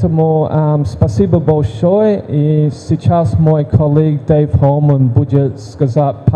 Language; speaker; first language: Russian; non-native, learner; English